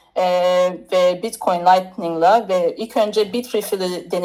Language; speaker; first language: Turkish; early bilingual, other home language; English